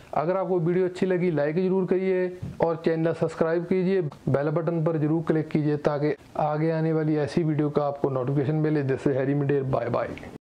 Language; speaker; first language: Hindi; non-native, local second language; Punjabi